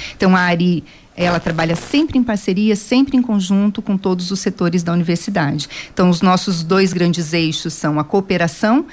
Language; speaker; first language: Portuguese; native; Portuguese